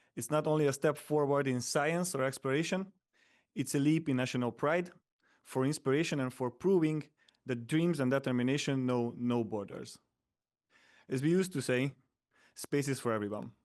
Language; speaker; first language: English; non-native, fluent; Hungarian